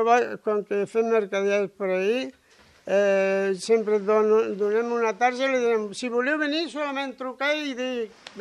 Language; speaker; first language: Catalan; non-native, local second language; Spanish